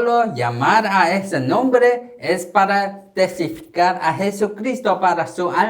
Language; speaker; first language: Spanish; non-native, learner; Korean